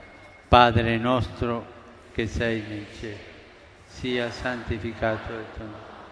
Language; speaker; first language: Italian; non-native, fluent; Spanish